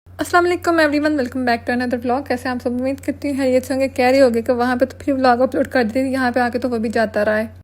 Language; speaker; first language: Urdu; non-native, local second language; Punjabi